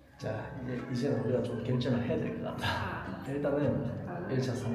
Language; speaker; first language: Korean; native; Korean